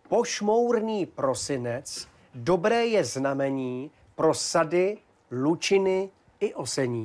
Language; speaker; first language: Czech; native; Czech